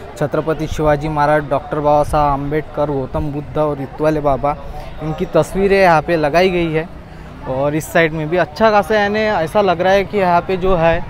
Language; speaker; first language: Hindi; non-native, local second language; Marathi